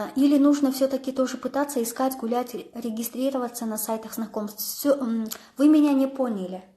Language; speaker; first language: Russian; non-native, local second language; Kazakh